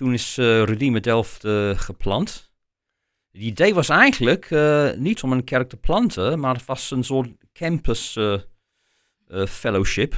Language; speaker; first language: Dutch; non-native, fluent; English